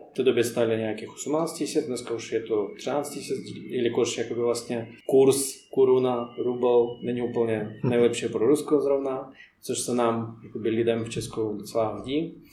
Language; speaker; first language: Czech; non-native, fluent; Russian